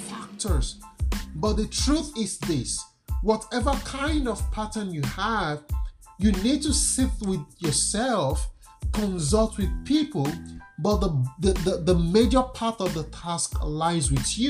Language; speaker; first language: English; non-native, local second language; Yoruba